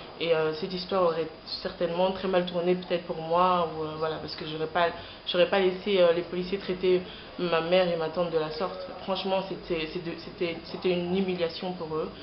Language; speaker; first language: French; non-native, local second language; Lingala